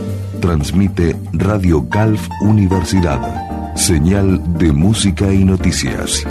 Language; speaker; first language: Spanish; native; Spanish